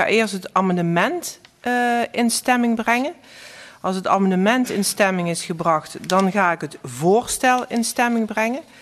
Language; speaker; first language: Dutch; native; Dutch